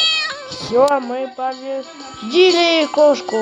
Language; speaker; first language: Russian; native; Russian